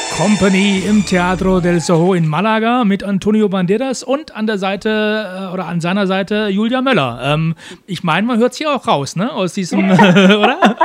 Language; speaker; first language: German; native; German